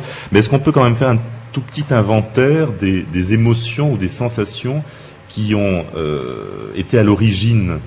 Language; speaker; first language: French; native; French